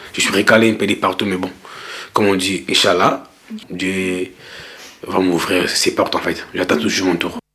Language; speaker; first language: French; non-native, local second language; Lingala